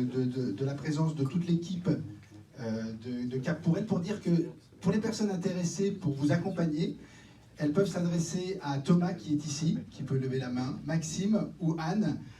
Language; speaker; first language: French; native; French